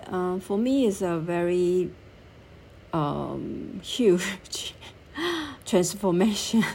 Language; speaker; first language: English; non-native, learner; Chinese